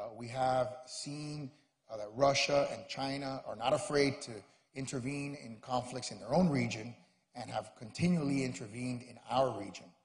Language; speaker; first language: English; early bilingual, other home language; Spanish